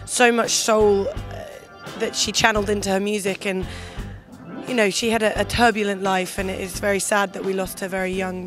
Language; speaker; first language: English; native; English